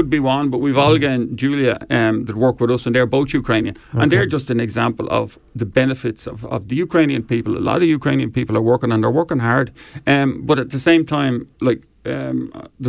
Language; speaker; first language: English; native; English